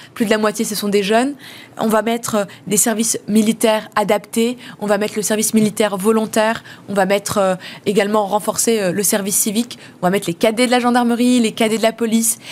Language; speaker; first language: French; native; French